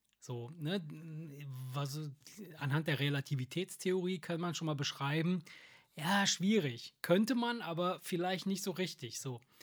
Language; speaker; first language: German; early bilingual, other home language; Italian